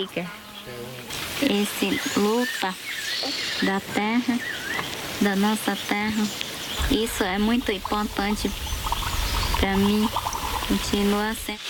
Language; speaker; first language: Portuguese; non-native, learner; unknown